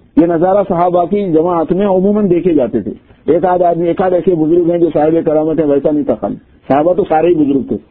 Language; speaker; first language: Urdu; native; Urdu